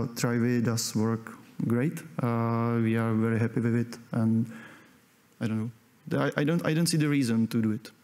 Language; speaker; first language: English; non-native, fluent; Czech